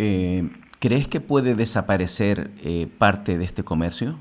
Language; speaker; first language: Spanish; native; Spanish